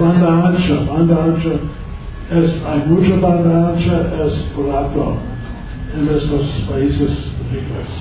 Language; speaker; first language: Spanish; non-native, learner; English